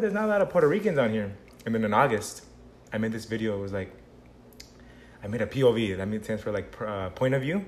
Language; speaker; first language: English; early bilingual, other home language; Spanish